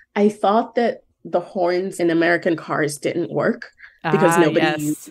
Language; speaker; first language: English; non-native, local second language; Yoruba